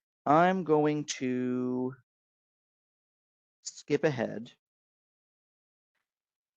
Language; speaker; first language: English; native; English